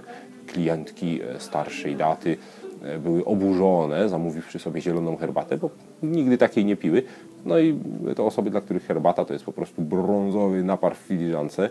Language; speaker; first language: Polish; native; Polish